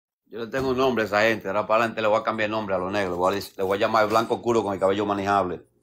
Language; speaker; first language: Spanish; early bilingual, heritage; Spanish